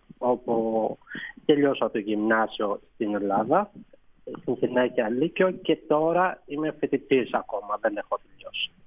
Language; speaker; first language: Greek; non-native, fluent; Persian